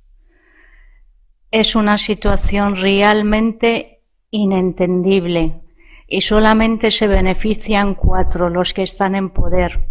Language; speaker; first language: Spanish; non-native, fluent; Persian